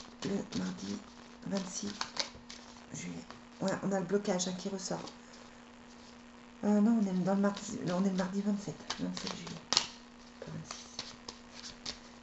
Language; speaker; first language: French; native; French